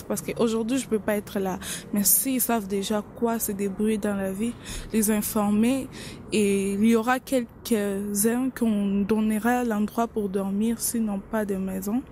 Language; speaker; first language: French; non-native, local second language; Lingala